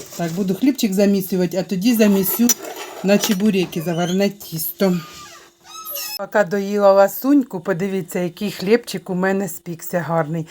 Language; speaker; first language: Ukrainian; native; Ukrainian